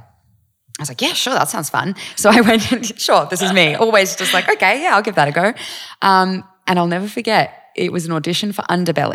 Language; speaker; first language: English; native; English